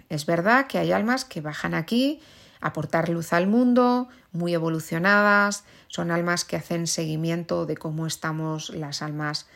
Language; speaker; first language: Spanish; native; Spanish